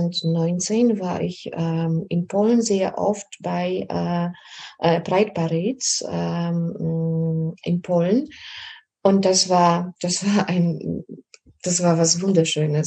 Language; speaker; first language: German; non-native, fluent; Polish